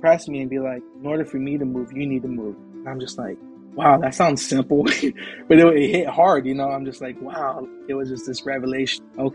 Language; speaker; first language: English; native; English